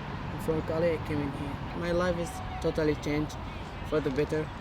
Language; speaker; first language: English; non-native, learner; Arabic